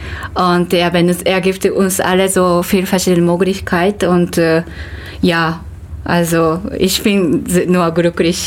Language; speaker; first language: German; non-native, fluent; Japanese